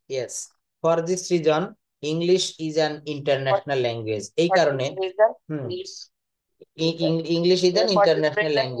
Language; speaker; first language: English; non-native, fluent; Bangla